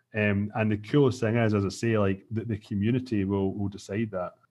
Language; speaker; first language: English; native; English